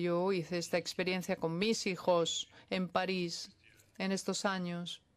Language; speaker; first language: Spanish; non-native, fluent; Italian